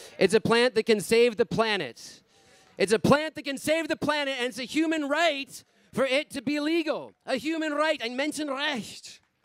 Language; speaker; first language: English; native; English